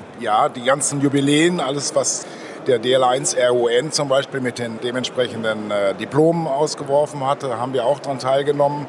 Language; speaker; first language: German; native; German